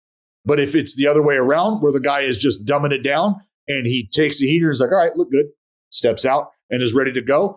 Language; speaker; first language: English; native; English